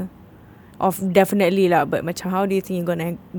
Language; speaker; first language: English; non-native, local second language; Malay